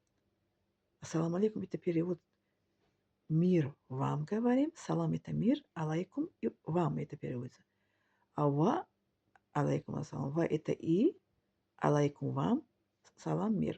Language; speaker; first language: Russian; non-native, learner; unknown